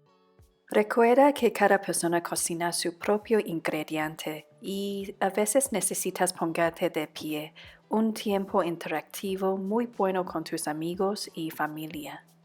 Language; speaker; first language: Spanish; non-native, fluent; Cantonese